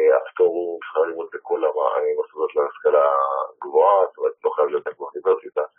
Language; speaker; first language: Hebrew; native; Hebrew